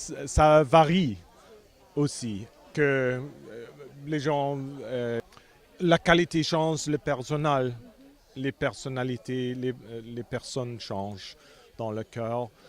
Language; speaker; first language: French; non-native, fluent; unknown